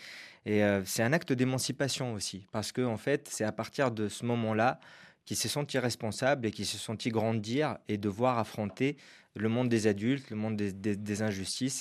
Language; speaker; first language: French; non-native, local second language; Arabic